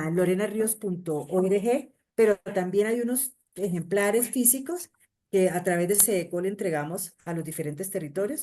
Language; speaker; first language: Spanish; native; Spanish